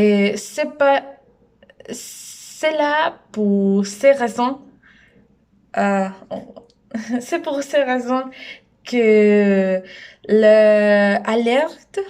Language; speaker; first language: French; non-native, learner; Spanish